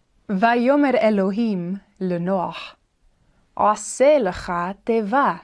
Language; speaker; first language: Hebrew; non-native, learner; Indonesian